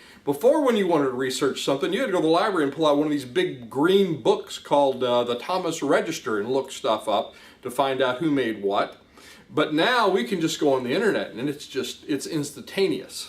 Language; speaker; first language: English; native; English